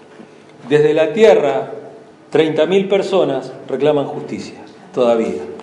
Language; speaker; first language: Spanish; native; Spanish